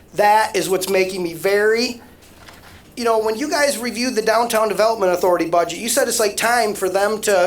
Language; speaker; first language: English; native; English